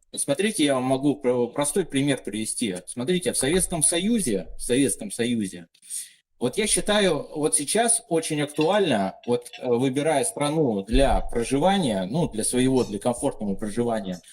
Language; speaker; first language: Russian; native; Russian